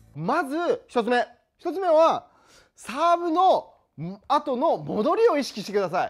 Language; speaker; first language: Japanese; native; Japanese